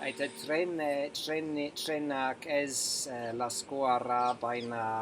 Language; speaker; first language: Basque; non-native, learner; English